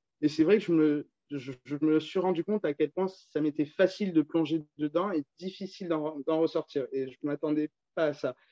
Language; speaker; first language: French; native; French